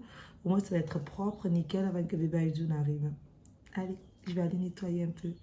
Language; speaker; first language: French; native; French